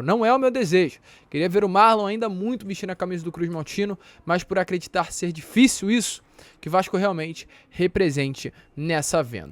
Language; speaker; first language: Portuguese; native; Portuguese